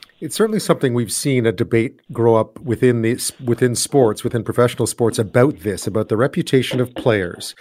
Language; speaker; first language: English; native; English